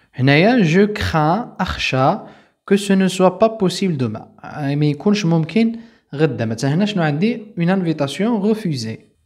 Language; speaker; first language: French; non-native, local second language; Arabic